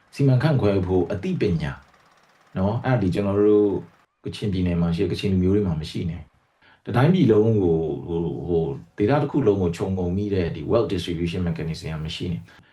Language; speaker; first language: Burmese; non-native, local second language; Kachin